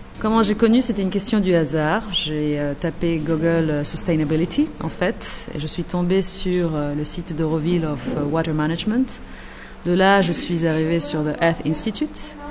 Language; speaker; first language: French; non-native, fluent; Dutch